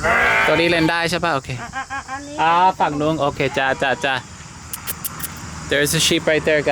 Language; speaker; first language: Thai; non-native, learner; English